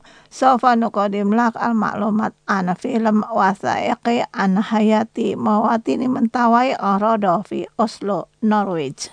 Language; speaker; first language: Arabic; non-native, fluent; Indonesian